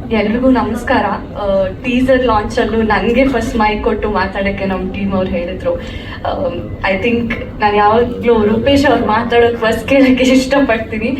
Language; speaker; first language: Kannada; non-native, local second language; Tulu